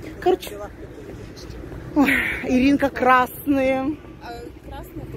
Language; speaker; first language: Russian; native; Russian